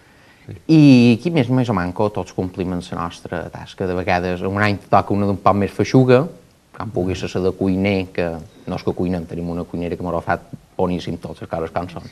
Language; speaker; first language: Catalan; native; Catalan